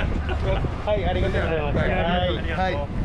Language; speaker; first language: Japanese; non-native, learner; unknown